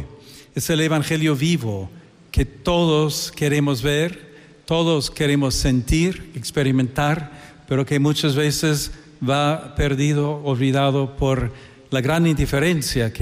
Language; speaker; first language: Spanish; non-native, fluent; English